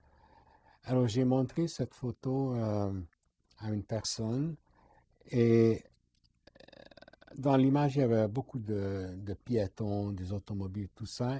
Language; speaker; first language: French; non-native, fluent; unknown